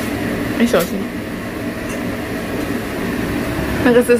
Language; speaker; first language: Chinese; non-native, learner; Indonesian